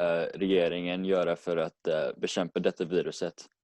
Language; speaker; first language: Swedish; non-native, learner; English